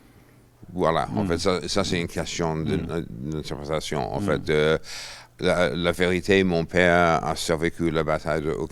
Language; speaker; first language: French; non-native, fluent; English